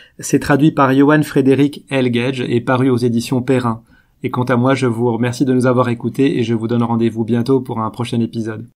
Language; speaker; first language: French; native; French